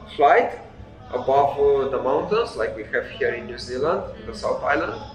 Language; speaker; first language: English; non-native, fluent; Romanian